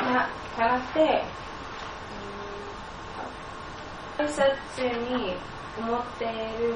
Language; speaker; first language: Japanese; non-native, learner; English